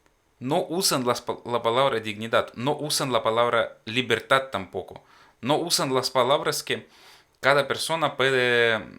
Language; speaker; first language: Spanish; non-native, fluent; Ukrainian